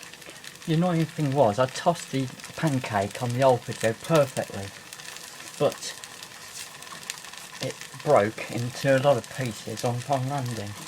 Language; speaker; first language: English; native; English